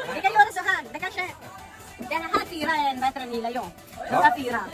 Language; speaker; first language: Swedish; non-native, learner; Filipino